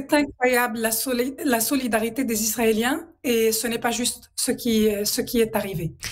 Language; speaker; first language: French; non-native, local second language; Arabic